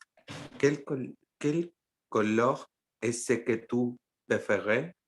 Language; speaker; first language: French; non-native, learner; Spanish